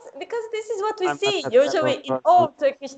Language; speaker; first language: English; non-native, fluent; Serbian